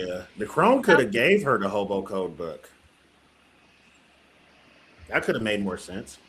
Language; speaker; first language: English; native; English